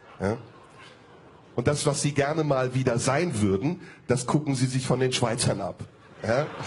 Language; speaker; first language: German; early bilingual, other home language; Turkish